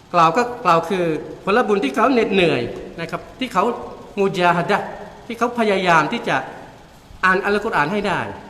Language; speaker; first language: Thai; non-native, local second language; Malay